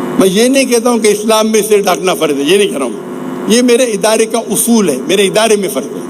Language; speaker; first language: Urdu; non-native, local second language; Konkani